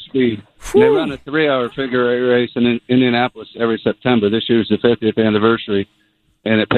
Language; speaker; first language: English; native; English